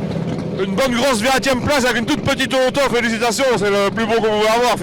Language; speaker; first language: French; native; French